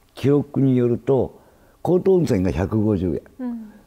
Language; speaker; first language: Japanese; native; Japanese